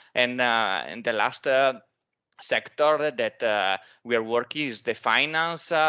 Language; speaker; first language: English; non-native, fluent; Italian